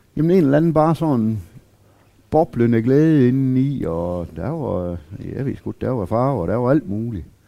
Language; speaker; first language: Danish; native; Danish